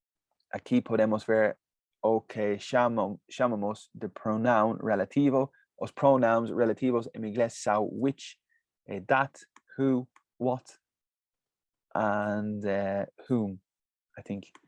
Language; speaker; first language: Portuguese; non-native, fluent; English